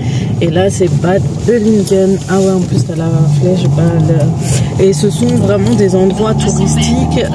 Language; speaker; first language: French; native; French